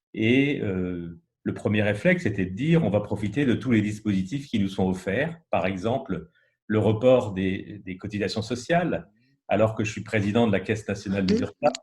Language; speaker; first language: French; native; French